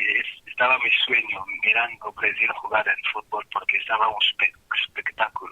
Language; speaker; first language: Portuguese; non-native, learner; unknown